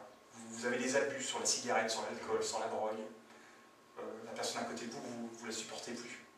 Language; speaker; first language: French; native; French